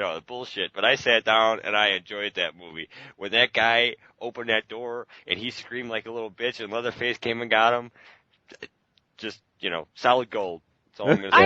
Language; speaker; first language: English; native; English